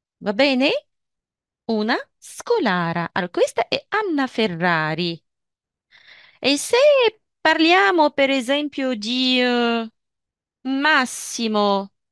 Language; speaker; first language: Italian; non-native, fluent; Arabic